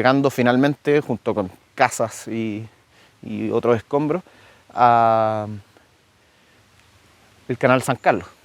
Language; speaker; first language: Spanish; native; Spanish